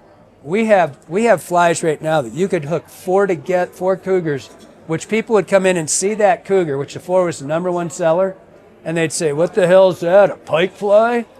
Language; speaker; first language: English; native; English